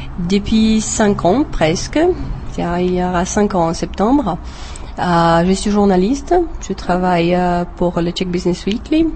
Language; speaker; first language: French; non-native, fluent; Romanian